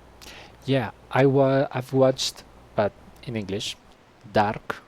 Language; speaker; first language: English; non-native, fluent; Spanish